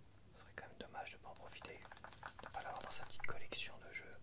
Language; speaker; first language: French; native; French